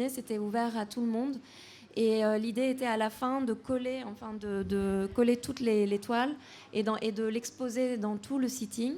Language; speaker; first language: French; native; French